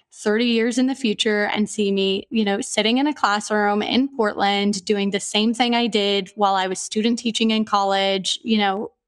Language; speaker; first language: English; native; English